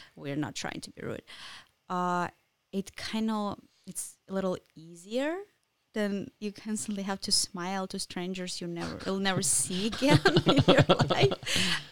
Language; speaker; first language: English; non-native, fluent; Ukrainian